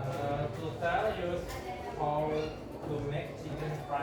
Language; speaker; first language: English; non-native, learner; Indonesian